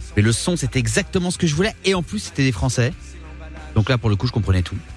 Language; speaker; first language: French; native; French